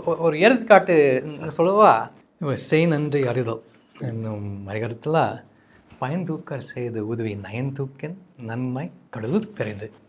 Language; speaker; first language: Tamil; non-native, fluent; English